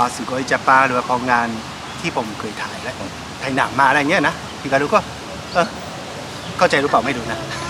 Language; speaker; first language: Thai; non-native, fluent; Japanese